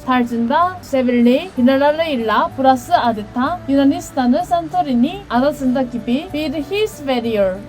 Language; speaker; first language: Turkish; non-native, learner; Korean